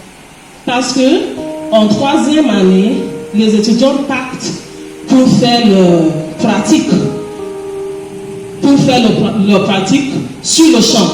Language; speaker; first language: French; non-native, fluent; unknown